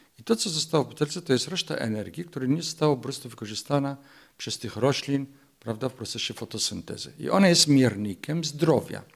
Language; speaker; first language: Polish; non-native, fluent; Arabic